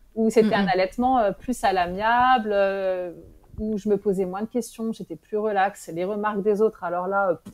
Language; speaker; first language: French; native; French